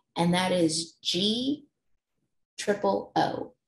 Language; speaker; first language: English; native; English